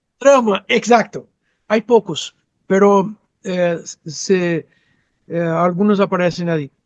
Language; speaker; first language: Spanish; non-native, fluent; Portuguese